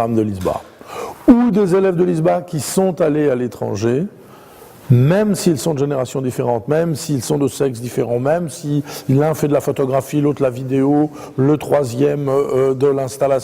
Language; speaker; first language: French; native; French